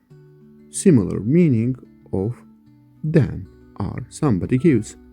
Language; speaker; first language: English; non-native, fluent; Kurdish